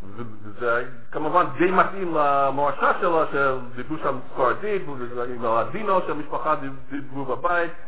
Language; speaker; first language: Hebrew; non-native, fluent; English